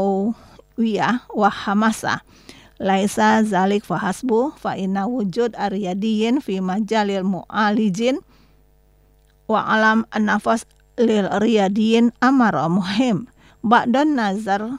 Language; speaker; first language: Arabic; non-native, fluent; Indonesian